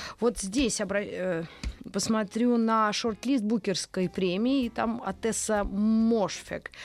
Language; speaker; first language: Russian; native; Russian